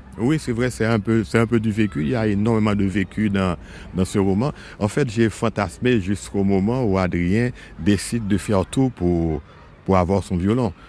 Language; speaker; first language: French; non-native, local second language; Haitian Creole